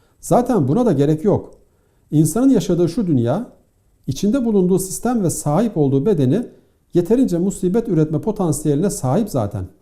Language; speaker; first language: Turkish; native; Turkish